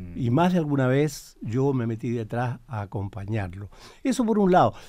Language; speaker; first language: Spanish; native; Spanish